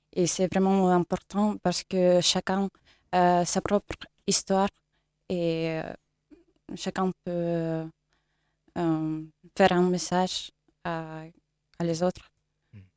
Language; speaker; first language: French; non-native, learner; Russian